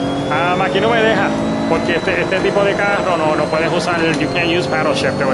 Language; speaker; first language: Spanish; early bilingual, heritage; Spanish